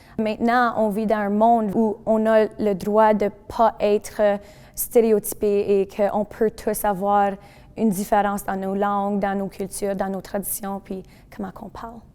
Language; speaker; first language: French; non-native, local second language; English